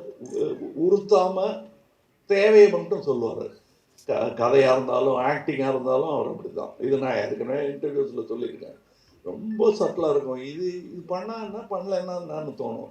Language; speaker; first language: Tamil; native; Tamil